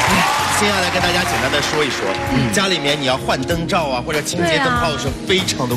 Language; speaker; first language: Chinese; native; Chinese